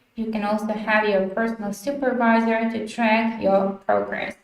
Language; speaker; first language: English; non-native, fluent; Ukrainian